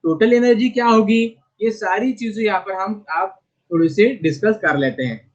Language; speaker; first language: Hindi; non-native, local second language; Marathi